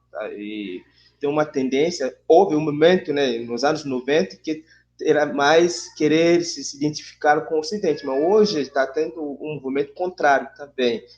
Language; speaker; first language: Portuguese; non-native, fluent; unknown